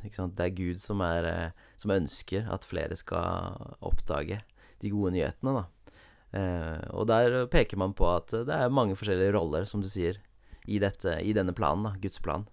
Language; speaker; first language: Norwegian; early bilingual, heritage; Norwegian